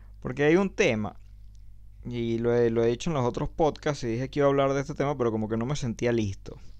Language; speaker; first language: Spanish; native; Spanish